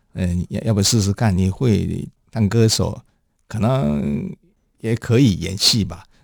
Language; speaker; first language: Chinese; non-native, fluent; Japanese